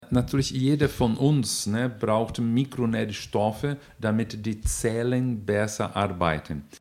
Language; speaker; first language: German; non-native, fluent; Portuguese